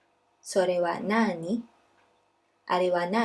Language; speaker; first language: Japanese; non-native, fluent; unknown